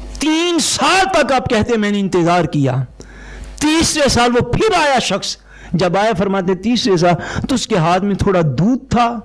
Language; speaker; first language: Urdu; non-native, local second language; Punjabi